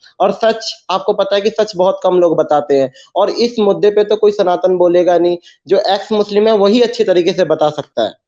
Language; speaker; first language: Hindi; native; Hindi